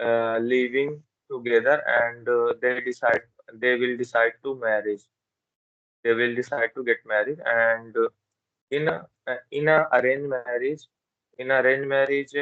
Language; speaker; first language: English; non-native, learner; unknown